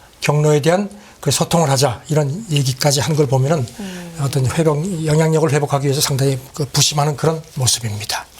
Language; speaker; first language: Korean; native; Korean